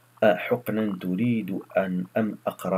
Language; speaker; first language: Arabic; non-native, fluent; French